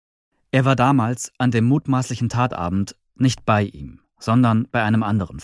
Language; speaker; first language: German; native; German